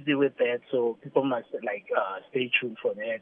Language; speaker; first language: English; non-native, local second language; Zulu